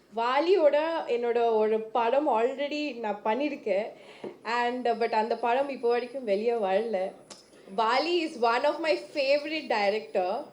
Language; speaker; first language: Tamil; non-native, learner; Malayalam